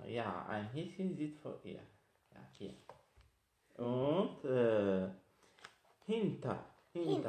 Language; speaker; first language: German; non-native, fluent; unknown